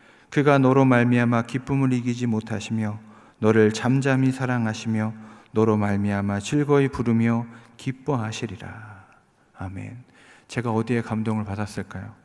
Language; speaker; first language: Korean; native; Korean